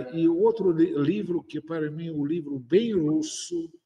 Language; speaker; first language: Portuguese; non-native, fluent; Russian